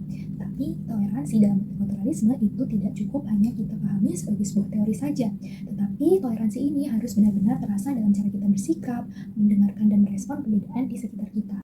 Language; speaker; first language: Indonesian; native; Indonesian